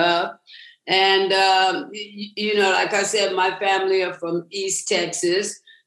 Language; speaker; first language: English; native; English